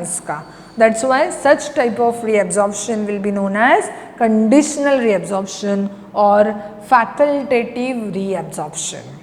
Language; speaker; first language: English; non-native, local second language; Hindi